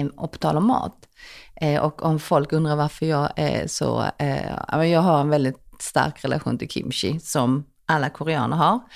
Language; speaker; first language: Swedish; early bilingual, other home language; Korean